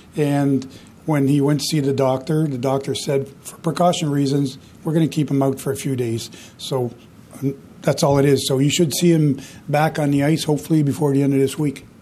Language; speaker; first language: English; non-native, fluent; French